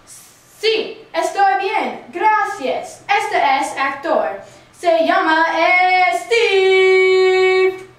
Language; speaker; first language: Spanish; non-native, learner; English